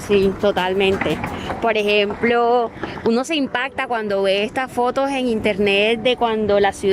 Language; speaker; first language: Spanish; native; Spanish